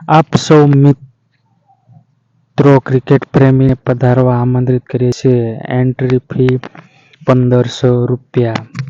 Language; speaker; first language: Gujarati; native; Gujarati